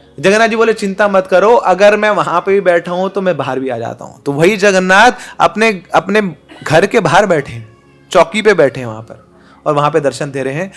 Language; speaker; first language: Hindi; native; Hindi